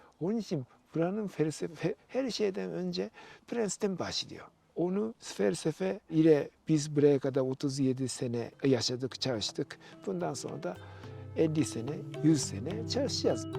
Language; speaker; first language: Turkish; non-native, fluent; Japanese